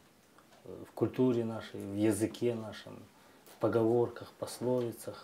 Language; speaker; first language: Russian; non-native, local second language; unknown